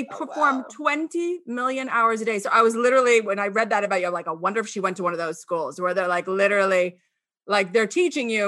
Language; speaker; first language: English; native; English